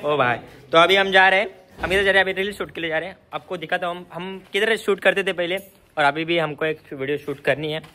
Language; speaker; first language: Hindi; non-native, local second language; Marathi